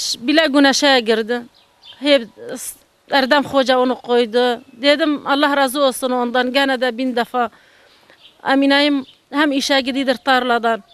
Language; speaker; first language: Turkish; non-native, learner; Arabic